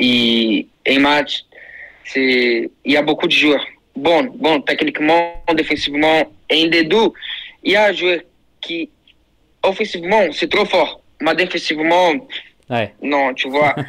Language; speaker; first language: French; non-native, learner; Portuguese